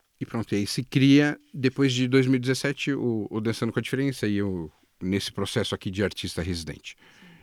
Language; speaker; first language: Portuguese; native; Portuguese